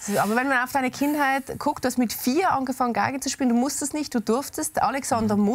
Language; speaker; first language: German; native; German